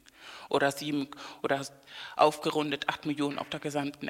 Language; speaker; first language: German; non-native, fluent; Spanish